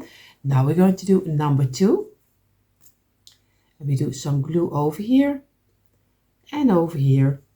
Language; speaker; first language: English; non-native, fluent; Dutch